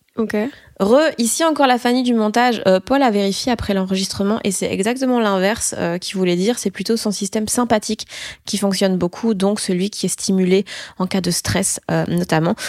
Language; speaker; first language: French; native; French